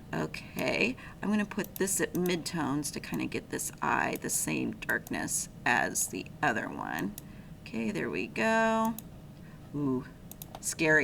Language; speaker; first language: English; native; English